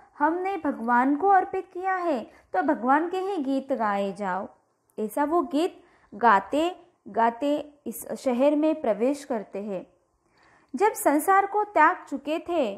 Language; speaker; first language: Hindi; non-native, local second language; Marathi